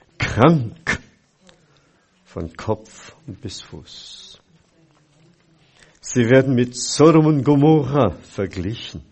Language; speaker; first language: German; non-native, fluent; Chinese